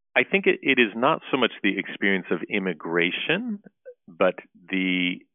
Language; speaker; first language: English; early bilingual, other home language; Turkish